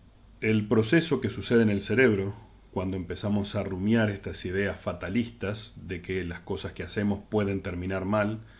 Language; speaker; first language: Spanish; native; Spanish